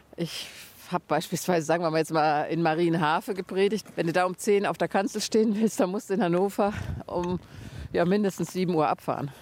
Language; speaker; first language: German; native; German